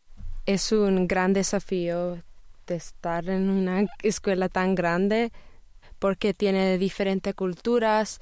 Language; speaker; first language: Spanish; early bilingual, heritage; Spanish